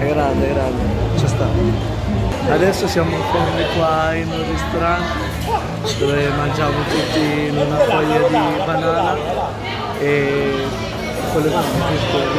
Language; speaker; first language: Italian; early bilingual, other home language; Filipino